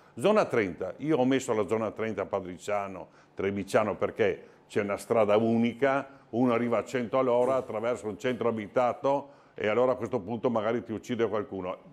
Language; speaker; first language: Italian; native; Italian